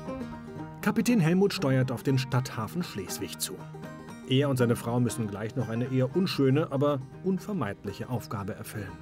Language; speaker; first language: German; native; German